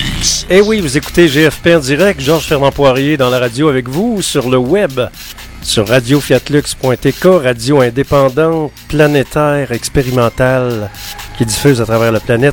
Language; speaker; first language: French; native; French